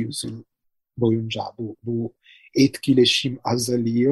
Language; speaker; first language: Turkish; non-native, fluent; Italian